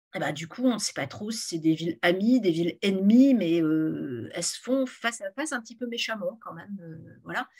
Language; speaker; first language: French; native; French